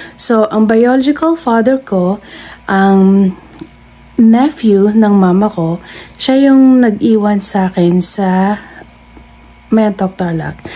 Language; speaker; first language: Filipino; non-native, local second language; Iloko